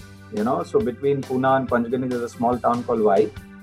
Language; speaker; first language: English; non-native, local second language; Marathi